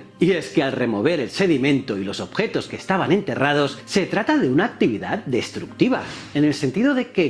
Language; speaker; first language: Spanish; native; Spanish